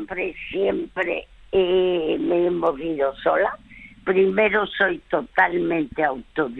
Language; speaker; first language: Spanish; early bilingual, other home language; French